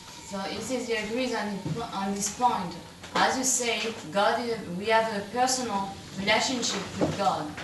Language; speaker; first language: English; non-native, fluent; French